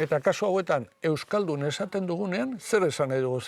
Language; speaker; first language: Basque; native; Basque